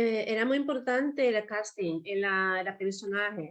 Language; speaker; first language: Spanish; non-native, learner; Japanese